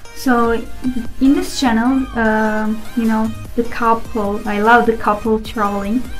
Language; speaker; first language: English; non-native, learner; Turkish